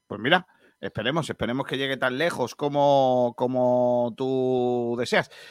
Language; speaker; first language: Spanish; native; Spanish